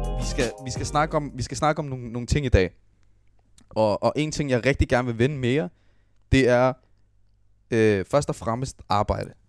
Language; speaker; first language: Danish; early bilingual, other home language; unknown